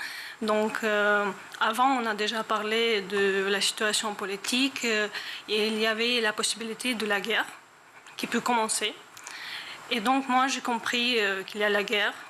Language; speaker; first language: French; non-native, learner; Ukrainian